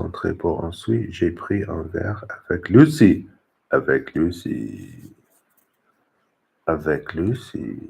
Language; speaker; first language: French; non-native, learner; English